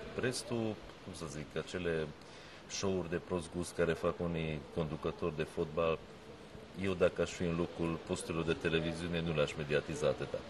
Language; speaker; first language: Romanian; non-native, local second language; Hungarian